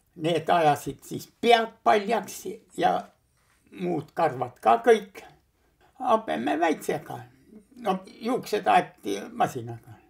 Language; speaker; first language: Estonian; native; Estonian